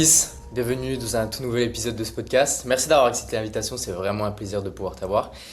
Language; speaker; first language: French; native; French